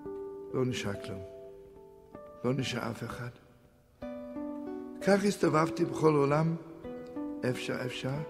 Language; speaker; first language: Hebrew; non-native, fluent; Yiddish